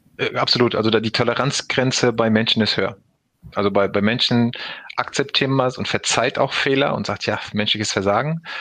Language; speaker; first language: German; early bilingual, other home language; Turkish